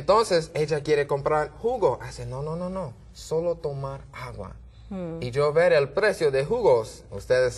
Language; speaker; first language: Spanish; non-native, learner; English